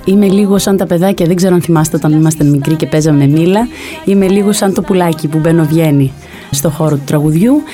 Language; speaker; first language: Greek; early bilingual, heritage; Greek